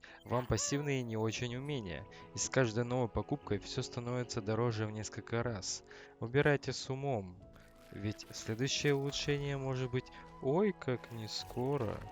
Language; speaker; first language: Russian; native; Russian